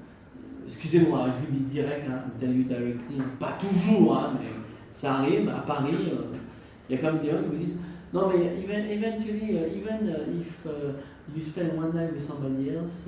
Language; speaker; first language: French; non-native, fluent; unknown